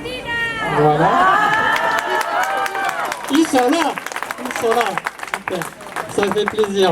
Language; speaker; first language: French; native; French